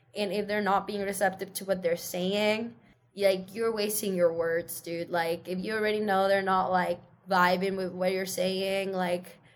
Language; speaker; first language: English; early bilingual, other home language; Spanish